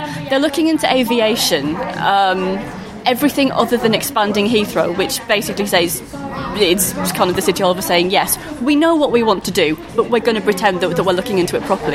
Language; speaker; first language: English; native; English